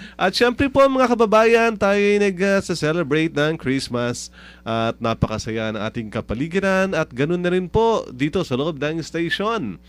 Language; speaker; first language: Filipino; native; Filipino